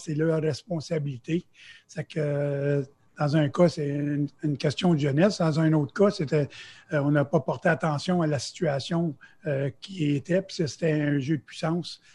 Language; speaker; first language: French; native; French